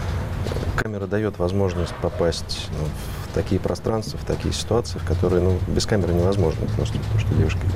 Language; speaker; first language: Russian; native; Russian